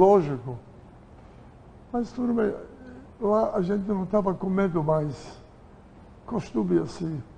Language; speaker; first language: Portuguese; non-native, learner; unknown